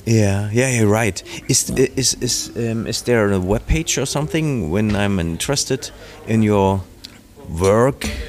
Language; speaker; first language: English; non-native, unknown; German